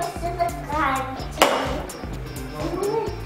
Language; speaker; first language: Russian; early bilingual, heritage; Russian